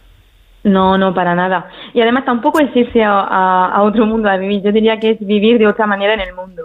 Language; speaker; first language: Spanish; early bilingual, heritage; French